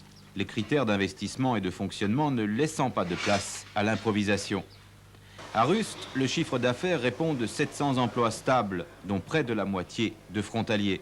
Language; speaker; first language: French; native; French